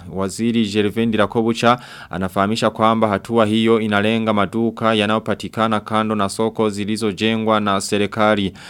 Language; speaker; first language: Swahili; non-native, local second language; Rundi